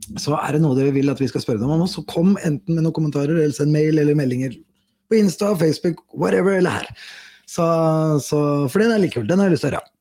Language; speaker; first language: Norwegian; native; Norwegian